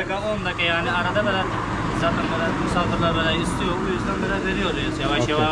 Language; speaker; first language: Turkish; non-native, learner; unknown